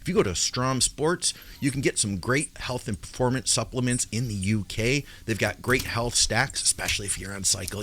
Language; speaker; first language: English; native; English